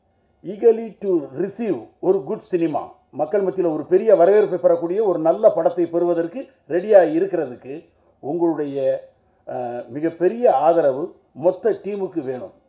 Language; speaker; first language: Tamil; native; Tamil